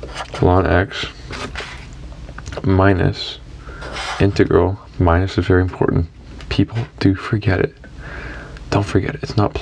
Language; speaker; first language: English; native; English